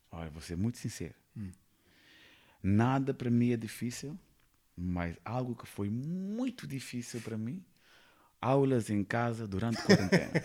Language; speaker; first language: Portuguese; non-native, fluent; Kabuverdianu